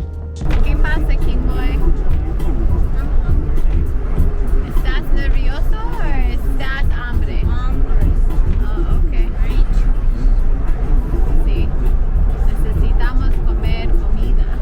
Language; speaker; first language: Spanish; non-native, learner; English